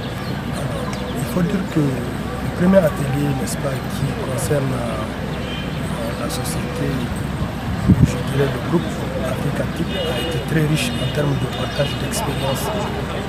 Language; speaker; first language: French; non-native, local second language; Hausa